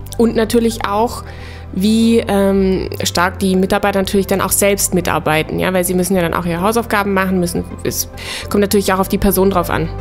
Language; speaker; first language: German; native; German